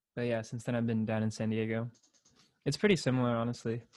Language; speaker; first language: English; native; English